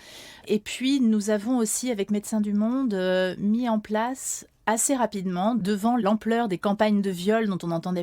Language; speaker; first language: French; native; French